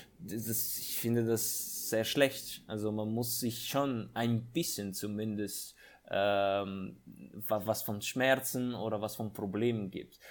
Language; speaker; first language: German; non-native, fluent; Italian